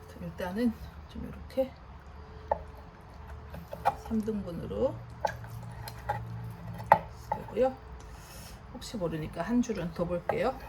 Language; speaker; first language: Korean; native; Korean